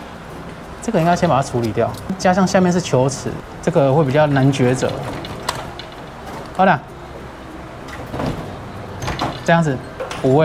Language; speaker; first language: Chinese; native; Chinese